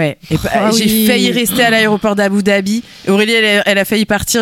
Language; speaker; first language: French; early bilingual, other home language; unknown